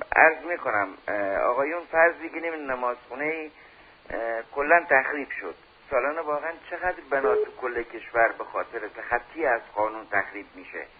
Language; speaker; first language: Persian; native; Persian